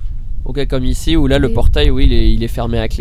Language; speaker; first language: French; native; French